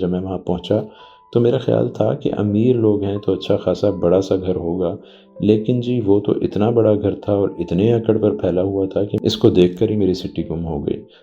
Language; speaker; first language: Urdu; non-native, local second language; Punjabi